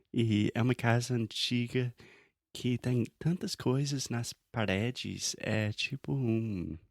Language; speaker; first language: Portuguese; non-native, fluent; English